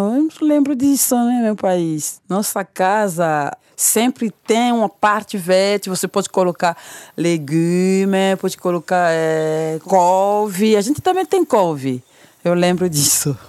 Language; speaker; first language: Portuguese; non-native, local second language; French